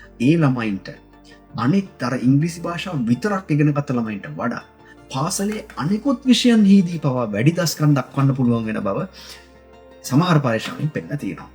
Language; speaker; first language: Sinhala; native; Sinhala